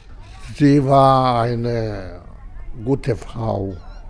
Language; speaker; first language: German; non-native, fluent; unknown